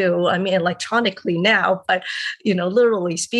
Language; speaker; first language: English; non-native, local second language; Cantonese